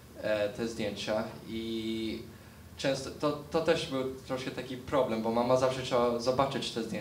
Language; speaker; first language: Polish; early bilingual, heritage; Polish